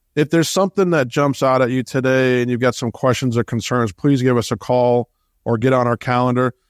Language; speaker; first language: English; native; English